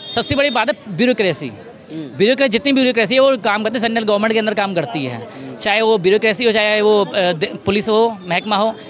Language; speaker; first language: Hindi; native; Hindi